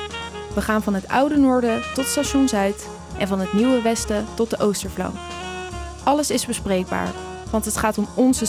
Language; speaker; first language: Dutch; native; Dutch